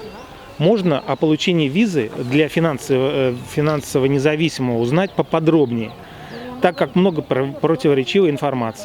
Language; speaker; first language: Russian; native; Russian